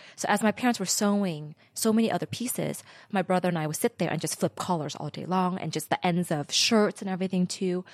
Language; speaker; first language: English; early bilingual, other home language; Vietnamese